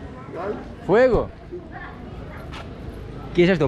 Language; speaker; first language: Spanish; non-native, learner; Greek